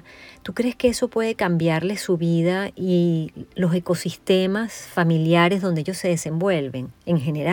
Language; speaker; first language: Spanish; native; Spanish